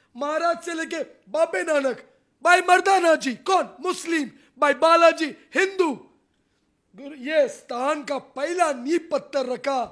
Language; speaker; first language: Hindi; non-native, local second language; Punjabi